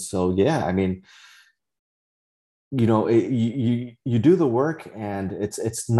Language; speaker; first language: English; early bilingual, other home language; Vietnamese